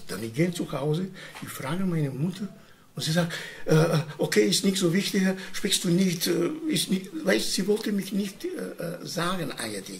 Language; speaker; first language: German; non-native, learner; Romany